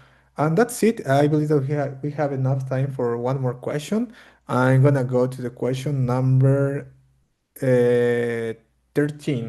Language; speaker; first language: English; non-native, fluent; Spanish